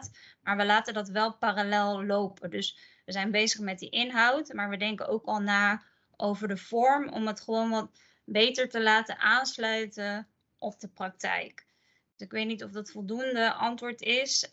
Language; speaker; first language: Dutch; native; Dutch